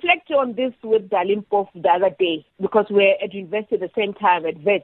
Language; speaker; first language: English; non-native, local second language; Southern Sotho